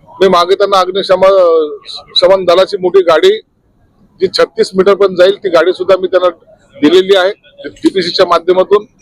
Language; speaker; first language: Marathi; native; Marathi